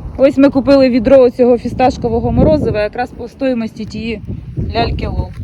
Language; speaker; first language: Ukrainian; native; Ukrainian